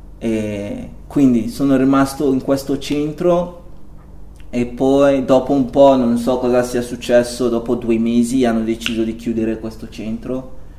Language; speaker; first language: Italian; non-native, fluent; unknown